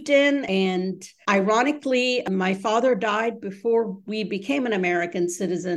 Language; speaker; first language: English; early bilingual, other home language; Bangla